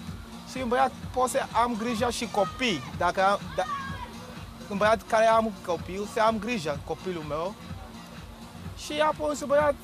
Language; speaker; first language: Romanian; non-native, learner; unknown